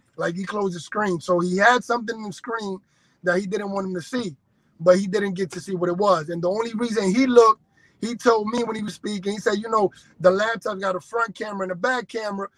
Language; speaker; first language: English; early bilingual, other home language; Spanish